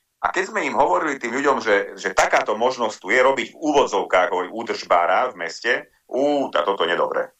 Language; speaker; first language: Slovak; non-native, local second language; Hungarian